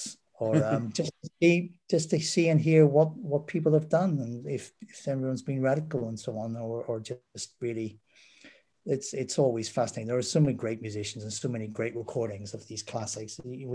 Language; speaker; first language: English; native; English